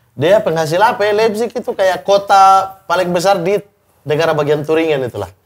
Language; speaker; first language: Indonesian; native; Indonesian